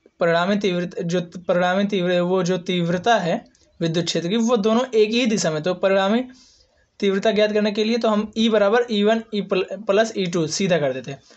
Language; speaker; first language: Hindi; native; Hindi